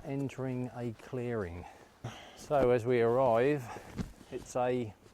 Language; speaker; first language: English; native; English